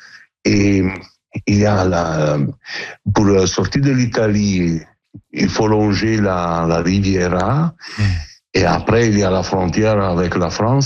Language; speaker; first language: French; non-native, learner; Italian